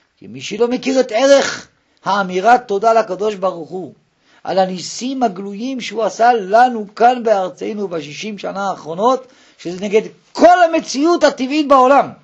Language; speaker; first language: Hebrew; native; Hebrew